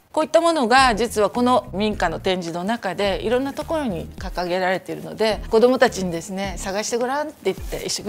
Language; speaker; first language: Japanese; native; Japanese